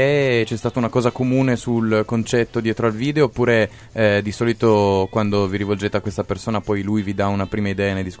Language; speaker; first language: Italian; native; Italian